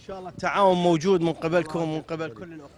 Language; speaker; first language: Arabic; native; Arabic